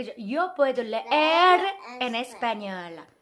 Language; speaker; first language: Spanish; non-native, learner; Korean